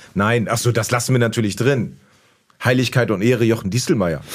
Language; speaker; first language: German; native; German